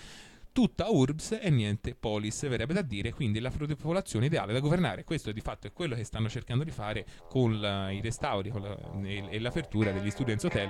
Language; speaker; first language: Italian; native; Italian